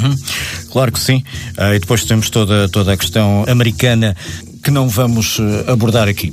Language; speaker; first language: Portuguese; native; Portuguese